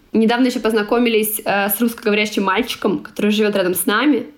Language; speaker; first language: Russian; non-native, local second language; Tatar